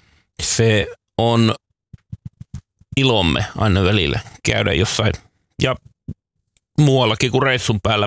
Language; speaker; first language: Finnish; native; Finnish